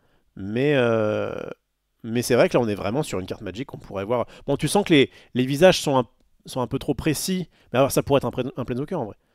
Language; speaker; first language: French; native; French